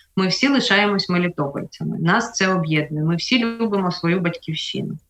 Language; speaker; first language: Ukrainian; native; Ukrainian